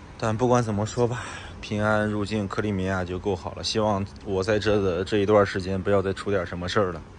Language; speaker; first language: Chinese; native; Chinese